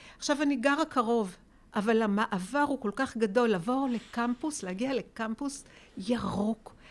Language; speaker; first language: Hebrew; native; Hebrew